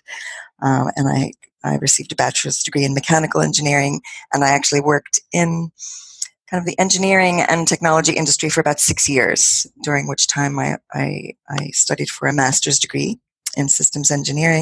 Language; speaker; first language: English; native; English